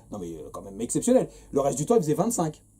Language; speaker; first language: French; native; French